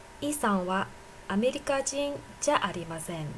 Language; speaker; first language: Japanese; non-native, fluent; Chinese